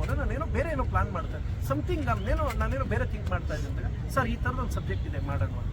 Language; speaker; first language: Kannada; native; Kannada